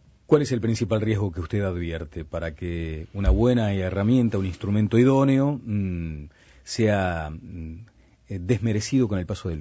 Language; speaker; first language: Spanish; native; Spanish